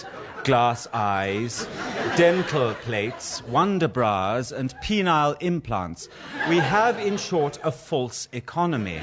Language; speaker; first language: English; native; English